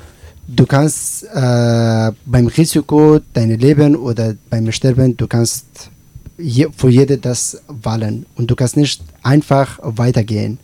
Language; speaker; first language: German; non-native, learner; Persian